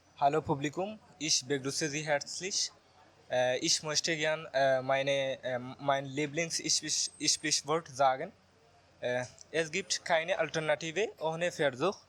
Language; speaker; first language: German; non-native, learner; Bangla